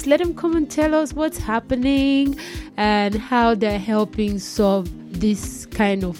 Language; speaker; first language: English; non-native, local second language; Yoruba